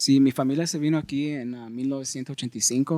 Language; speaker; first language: Spanish; early bilingual, heritage; Spanish